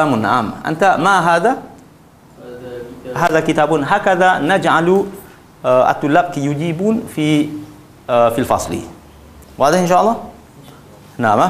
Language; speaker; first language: Arabic; non-native, fluent; Malay